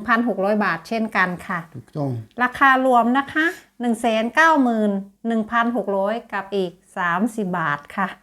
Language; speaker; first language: Thai; native; Thai